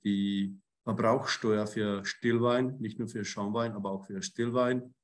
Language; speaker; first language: German; non-native, fluent; Czech